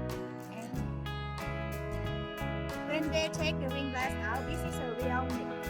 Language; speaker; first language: English; non-native, learner; Thai